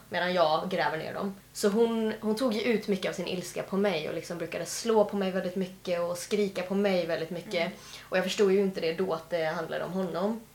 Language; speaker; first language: Swedish; native; Swedish